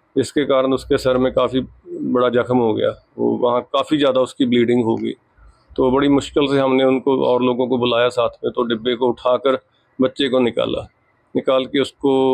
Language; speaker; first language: Hindi; non-native, local second language; Punjabi